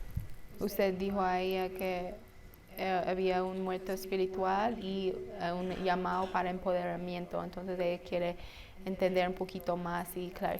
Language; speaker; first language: Spanish; non-native, fluent; English